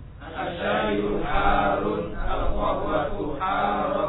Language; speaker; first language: Arabic; non-native, learner; Indonesian